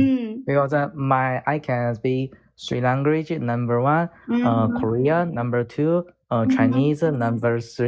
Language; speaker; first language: English; non-native, learner; Korean